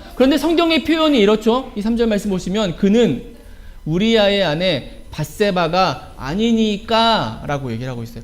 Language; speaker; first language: Korean; native; Korean